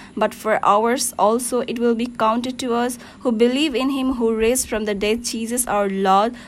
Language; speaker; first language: English; non-native, local second language; Nepali